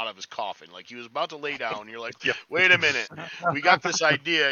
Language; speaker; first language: English; native; English